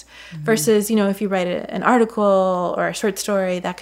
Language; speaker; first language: English; native; English